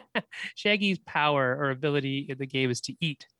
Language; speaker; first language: English; native; English